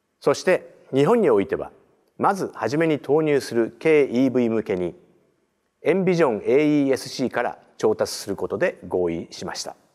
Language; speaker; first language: Japanese; native; Japanese